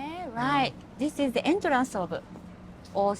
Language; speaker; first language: English; non-native, learner; Japanese